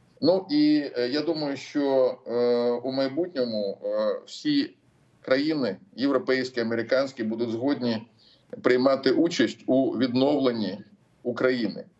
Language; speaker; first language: Ukrainian; non-native, local second language; Russian